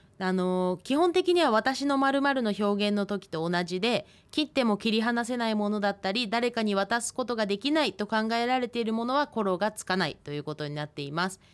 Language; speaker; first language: Japanese; native; Japanese